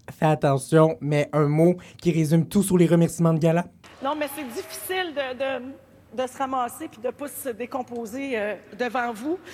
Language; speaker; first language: French; native; French